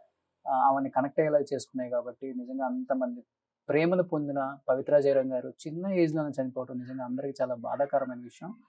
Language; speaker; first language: Telugu; native; Telugu